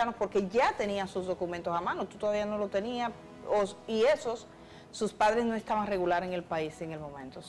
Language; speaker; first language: Spanish; native; Spanish